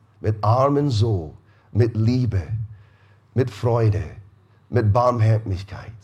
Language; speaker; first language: German; non-native, fluent; English